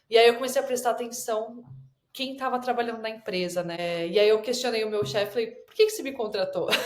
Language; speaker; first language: Portuguese; native; Portuguese